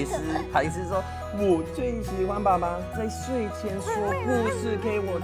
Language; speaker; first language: Chinese; non-native, fluent; Swedish